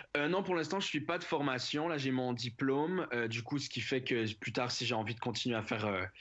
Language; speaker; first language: French; native; French